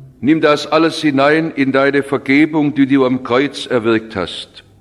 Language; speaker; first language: German; native; German